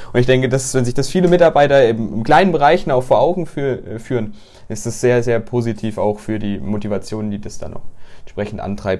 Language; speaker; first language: German; native; German